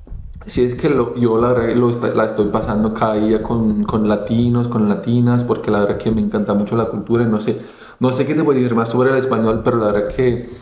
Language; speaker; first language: Spanish; non-native, fluent; Italian